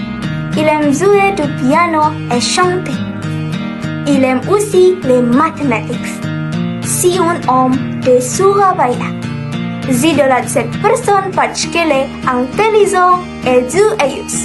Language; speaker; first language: French; non-native, learner; Indonesian